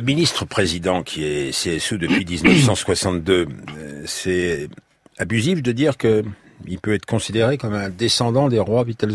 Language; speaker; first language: French; native; French